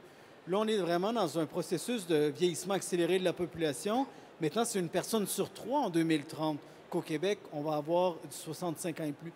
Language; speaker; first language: French; native; French